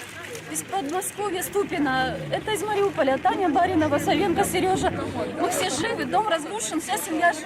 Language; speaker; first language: Russian; native; Russian